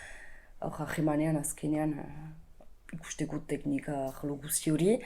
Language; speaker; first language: Basque; native; Basque